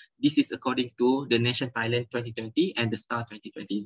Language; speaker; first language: English; non-native, local second language; Malay